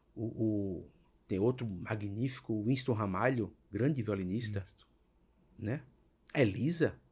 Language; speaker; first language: Portuguese; native; Portuguese